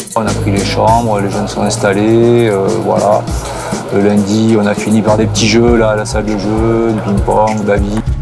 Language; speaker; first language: French; native; French